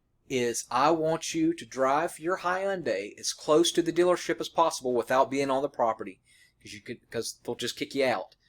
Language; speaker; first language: English; native; English